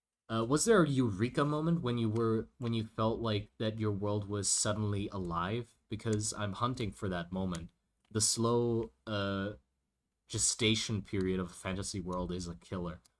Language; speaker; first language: English; early bilingual, other home language; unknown